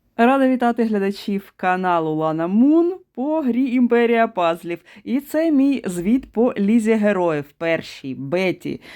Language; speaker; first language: Ukrainian; native; Ukrainian